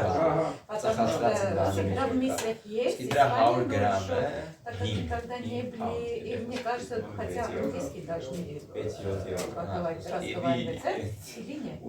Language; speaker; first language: Russian; non-native, fluent; Armenian